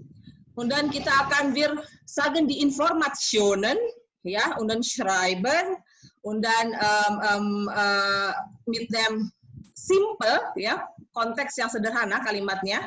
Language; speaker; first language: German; non-native, learner; Indonesian